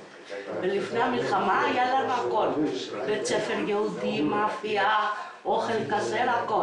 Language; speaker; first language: Hebrew; non-native, fluent; Greek